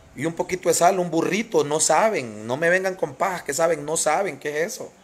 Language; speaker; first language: Spanish; native; Spanish